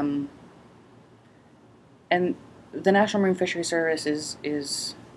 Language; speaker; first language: English; native; English